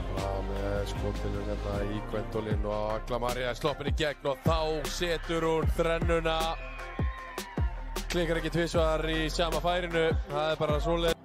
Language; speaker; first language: Icelandic; native; Icelandic